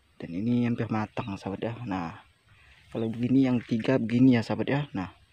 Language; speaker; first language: Indonesian; non-native, local second language; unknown